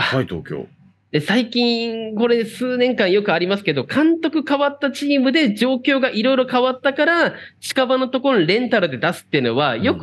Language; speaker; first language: Japanese; native; Japanese